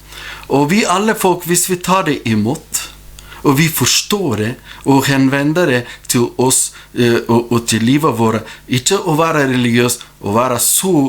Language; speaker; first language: Norwegian; non-native, fluent; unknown